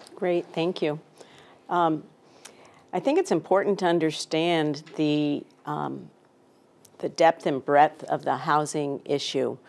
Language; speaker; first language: English; native; English